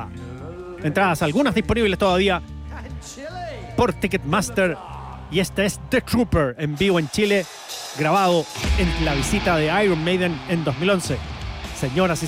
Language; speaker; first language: Spanish; native; Spanish